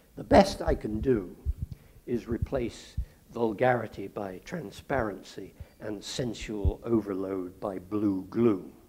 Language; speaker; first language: English; native; English